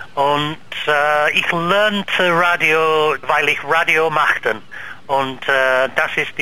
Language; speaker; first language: German; non-native, learner; English